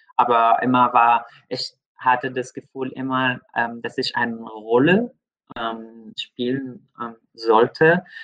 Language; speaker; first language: German; non-native, fluent; Arabic